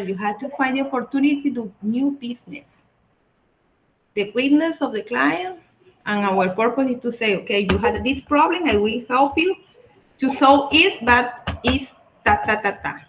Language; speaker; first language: English; non-native, learner; Spanish